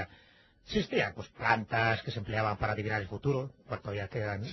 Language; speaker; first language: Spanish; native; Spanish